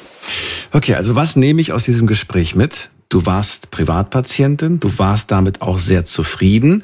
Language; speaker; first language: German; native; German